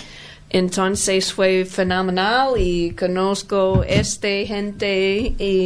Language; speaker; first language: Spanish; non-native, learner; English